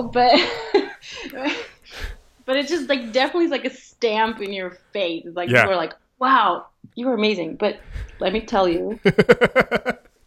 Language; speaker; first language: English; non-native, fluent; Portuguese